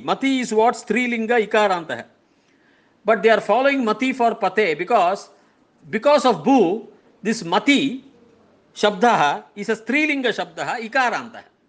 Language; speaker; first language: English; non-native, local second language; Tamil